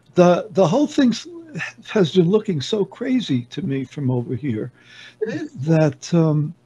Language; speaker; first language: English; native; English